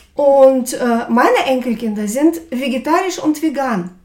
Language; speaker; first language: German; non-native, fluent; Russian